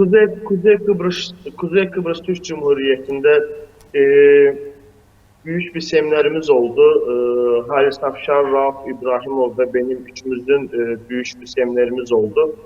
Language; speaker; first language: Turkish; non-native, fluent; Azerbaijani